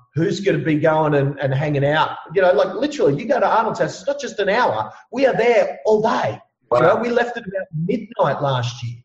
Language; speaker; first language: English; native; English